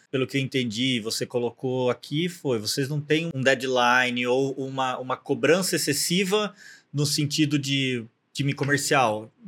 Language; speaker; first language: Portuguese; native; Portuguese